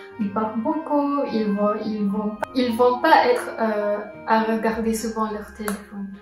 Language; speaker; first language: French; non-native, fluent; Malay